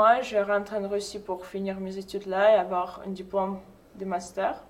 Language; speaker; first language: French; non-native, fluent; Russian